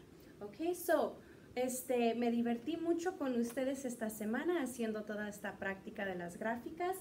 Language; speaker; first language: Spanish; early bilingual, heritage; Spanish